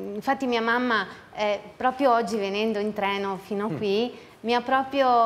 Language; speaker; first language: Italian; native; Italian